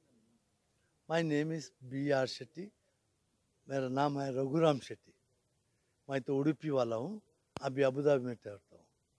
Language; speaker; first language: Hindi; non-native, local second language; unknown